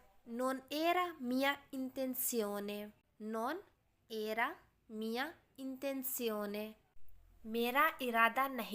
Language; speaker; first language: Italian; non-native, fluent; Urdu